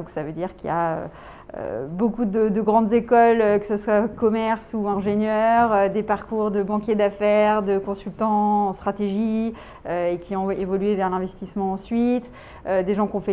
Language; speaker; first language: French; native; French